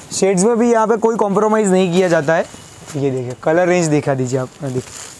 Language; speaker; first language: Hindi; non-native, local second language; Gujarati